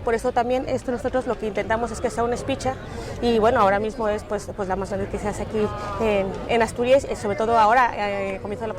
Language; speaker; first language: Spanish; native; Spanish